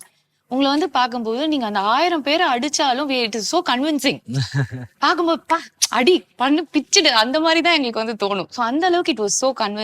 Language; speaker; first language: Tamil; native; Tamil